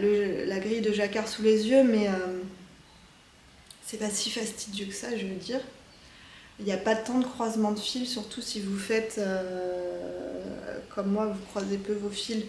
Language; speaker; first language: French; native; French